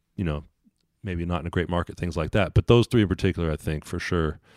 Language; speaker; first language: English; native; English